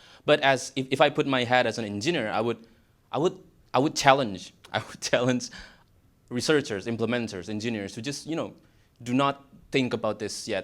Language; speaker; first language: English; non-native, fluent; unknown